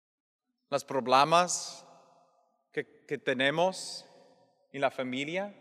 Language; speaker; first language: Spanish; non-native, fluent; English